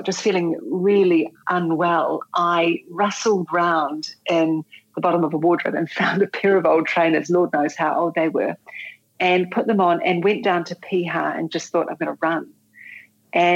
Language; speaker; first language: English; native; English